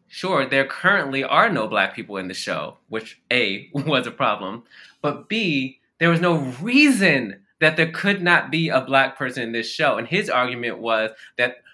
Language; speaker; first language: English; native; English